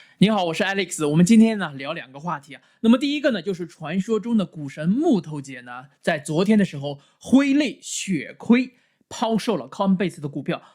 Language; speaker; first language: Chinese; native; Chinese